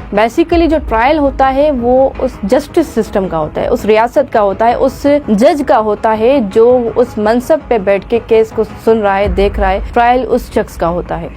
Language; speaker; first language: Urdu; non-native, local second language; Sindhi